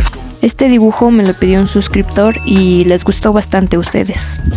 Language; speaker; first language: Spanish; native; Spanish